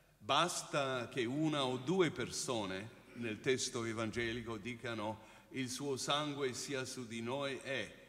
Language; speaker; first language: Italian; non-native, fluent; English